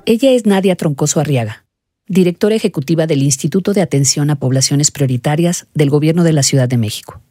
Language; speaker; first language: Spanish; native; Spanish